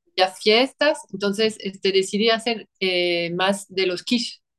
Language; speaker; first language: Spanish; non-native, fluent; French